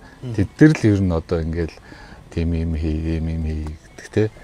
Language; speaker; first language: Mongolian; native; Mongolian